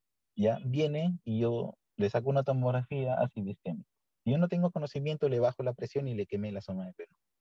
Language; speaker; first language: Spanish; native; Spanish